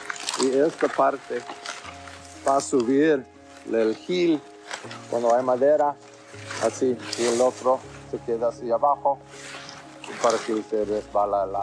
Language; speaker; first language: Spanish; non-native, fluent; English